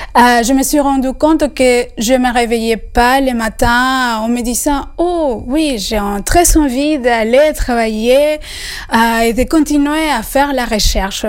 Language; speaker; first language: French; non-native, fluent; Spanish